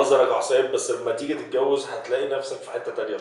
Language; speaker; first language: Arabic; native; Arabic